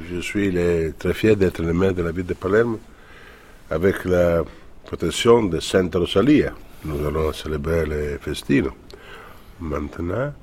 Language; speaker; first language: French; non-native, fluent; Italian